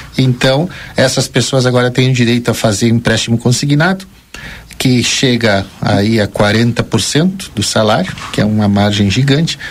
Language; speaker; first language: Portuguese; early bilingual, other home language; Spanish